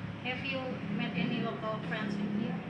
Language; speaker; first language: English; non-native, learner; Indonesian